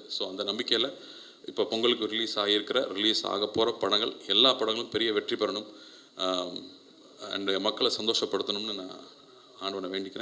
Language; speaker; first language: Tamil; native; Tamil